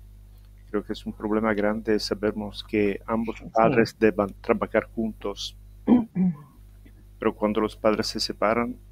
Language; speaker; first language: Spanish; non-native, fluent; Italian